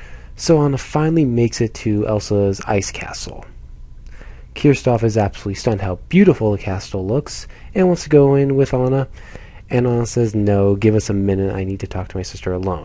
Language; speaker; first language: English; native; English